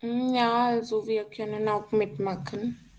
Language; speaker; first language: German; non-native, fluent; Hindi